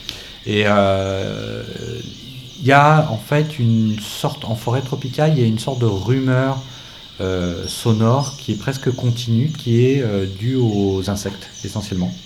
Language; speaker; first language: French; native; French